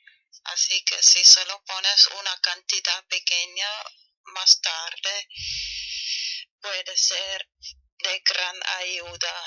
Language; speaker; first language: Spanish; non-native, fluent; German